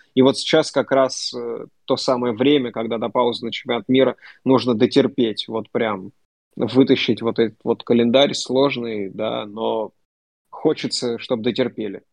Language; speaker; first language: Russian; native; Russian